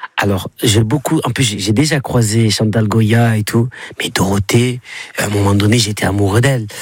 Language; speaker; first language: French; native; French